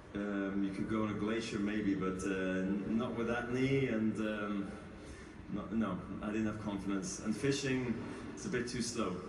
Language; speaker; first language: English; non-native, fluent; German